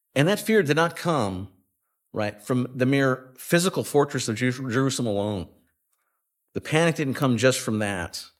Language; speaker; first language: English; native; English